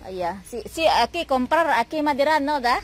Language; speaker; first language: Spanish; non-native, learner; Indonesian